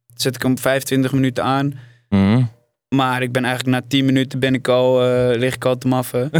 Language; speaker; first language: Dutch; native; Dutch